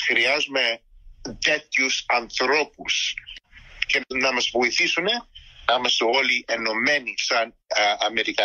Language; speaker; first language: Greek; early bilingual, heritage; Greek